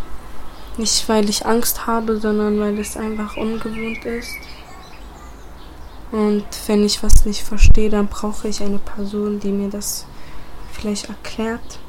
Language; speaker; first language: German; early bilingual, other home language; Bosnian